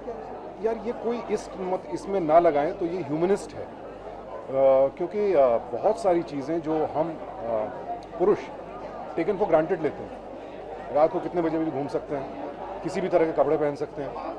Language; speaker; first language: Hindi; native; Hindi